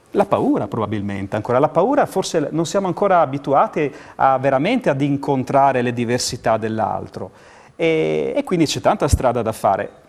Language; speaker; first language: Italian; native; Italian